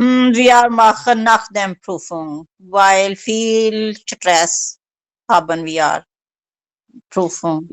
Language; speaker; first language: German; non-native, learner; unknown